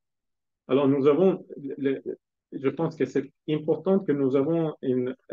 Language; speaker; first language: French; non-native, fluent; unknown